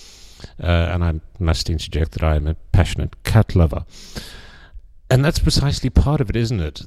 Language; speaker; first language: English; native; English